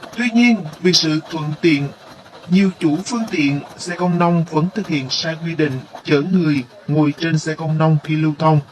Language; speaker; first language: Vietnamese; native; Vietnamese